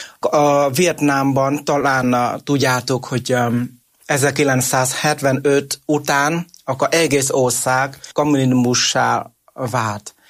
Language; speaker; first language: Hungarian; non-native, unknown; Vietnamese